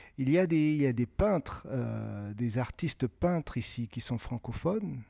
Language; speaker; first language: French; non-native, local second language; Kinyarwanda